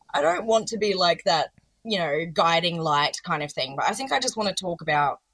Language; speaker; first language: English; native; English